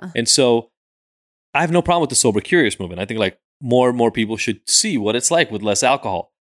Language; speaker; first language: English; early bilingual, other home language; Hebrew